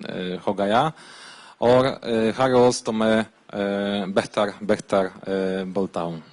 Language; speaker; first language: Hindi; non-native, learner; Polish